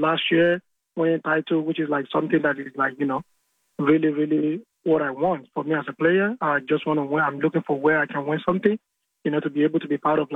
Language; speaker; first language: English; non-native, local second language; Yoruba